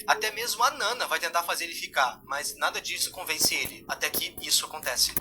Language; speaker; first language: Portuguese; native; Portuguese